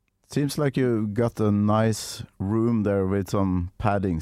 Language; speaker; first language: English; non-native, fluent; Norwegian